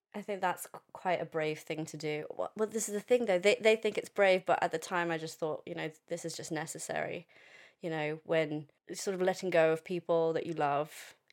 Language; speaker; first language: English; early bilingual, other home language; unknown